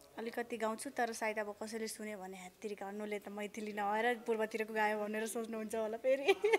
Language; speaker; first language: Nepali; non-native, local second language; Dangaura Tharu